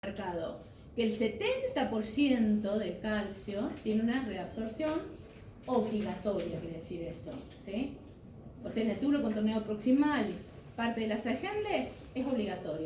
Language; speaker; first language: Spanish; native; Spanish